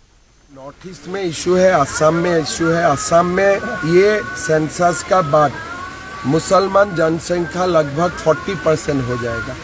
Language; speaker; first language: Hindi; non-native, local second language; Assamese